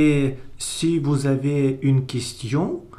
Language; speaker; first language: French; non-native, learner; Russian